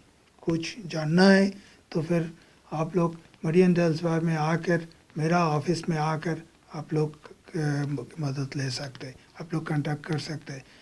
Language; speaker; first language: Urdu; non-native, fluent; Bangla